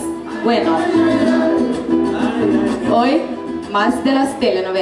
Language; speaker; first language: Spanish; non-native, fluent; Slovenian